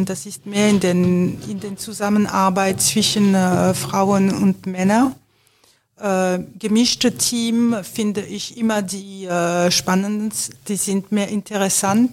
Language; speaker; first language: German; non-native, fluent; French